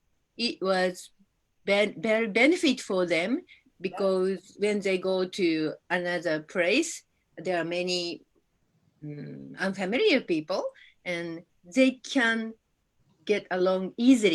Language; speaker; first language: English; non-native, learner; Japanese